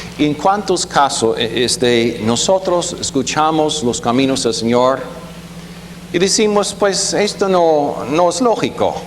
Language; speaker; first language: Spanish; non-native, fluent; German